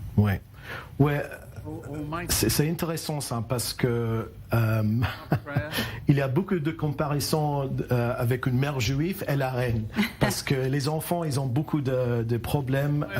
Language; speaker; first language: French; non-native, learner; English